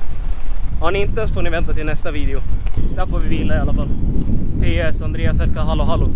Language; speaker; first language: Swedish; native; Swedish